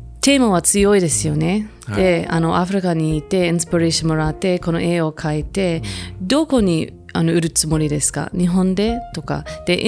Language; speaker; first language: Japanese; non-native, fluent; English